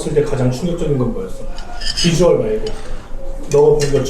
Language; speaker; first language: Korean; native; Korean